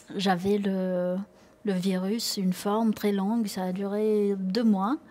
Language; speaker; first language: French; non-native, local second language; English